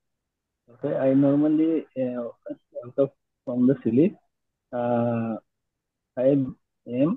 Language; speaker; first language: English; non-native, learner; Bangla